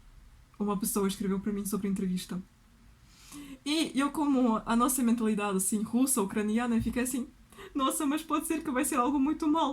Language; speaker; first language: Portuguese; non-native, fluent; Russian